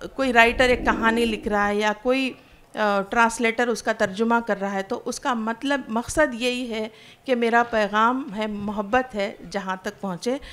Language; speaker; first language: Hindi; non-native, local second language; Urdu